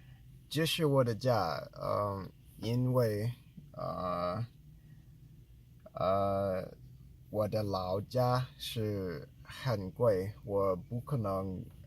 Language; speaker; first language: Chinese; non-native, learner; English